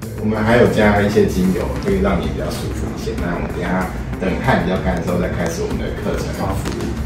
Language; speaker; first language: Chinese; native; Chinese